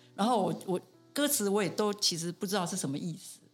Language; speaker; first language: Chinese; native; Chinese